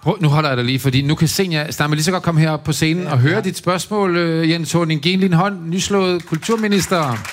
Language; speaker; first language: Danish; native; Danish